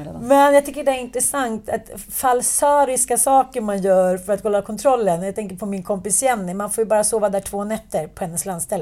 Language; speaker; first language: Swedish; native; Swedish